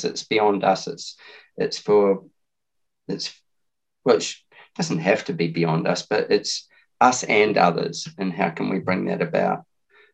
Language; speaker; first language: English; native; English